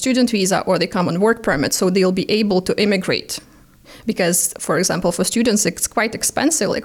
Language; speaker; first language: English; non-native, fluent; Ukrainian